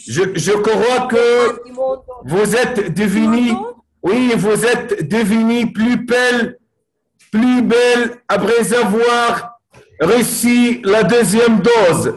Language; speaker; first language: French; non-native, fluent; Arabic